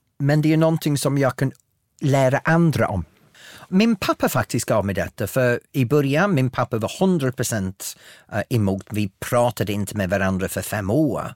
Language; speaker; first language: Swedish; non-native, fluent; English